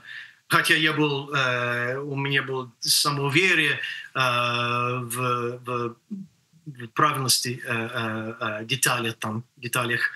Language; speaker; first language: Russian; non-native, fluent; English